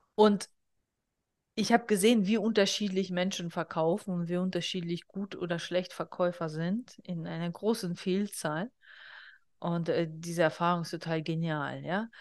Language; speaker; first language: German; non-native, fluent; Russian